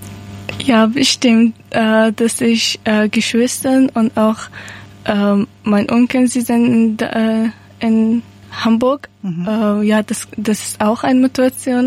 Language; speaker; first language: German; non-native, learner; Persian